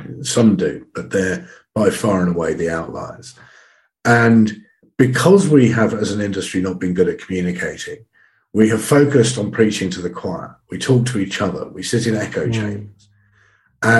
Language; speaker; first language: English; native; English